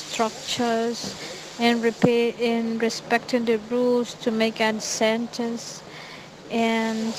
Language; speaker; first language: English; non-native, fluent; Spanish